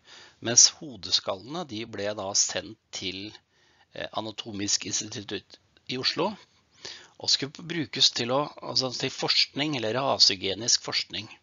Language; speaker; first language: Norwegian; native; Norwegian